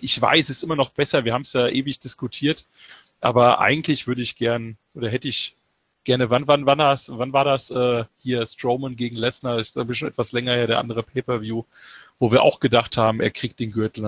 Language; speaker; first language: German; native; German